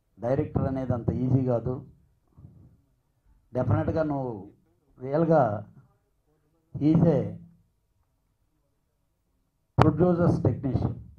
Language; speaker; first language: Telugu; native; Telugu